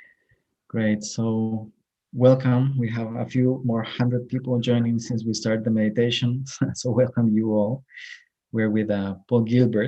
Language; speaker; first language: English; non-native, fluent; Spanish